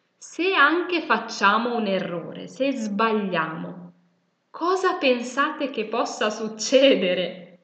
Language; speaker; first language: Italian; native; Italian